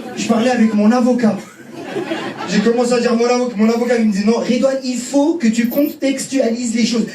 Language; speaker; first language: French; native; French